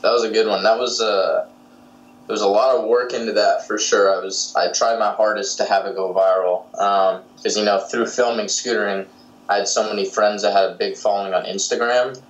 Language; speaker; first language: English; native; English